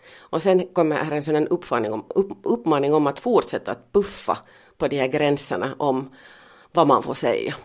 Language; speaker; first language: Swedish; non-native, local second language; Finnish